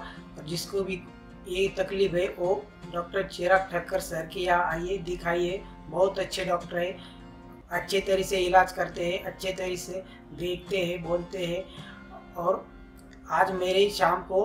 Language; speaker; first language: Hindi; non-native, local second language; Marathi